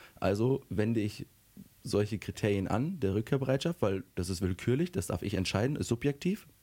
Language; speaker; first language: German; native; German